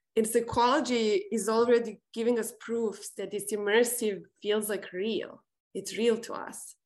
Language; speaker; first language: English; non-native, fluent; Serbian